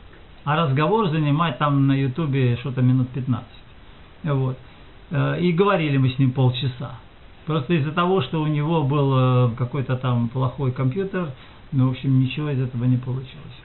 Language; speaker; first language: Russian; native; Russian